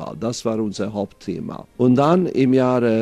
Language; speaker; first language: German; non-native, fluent; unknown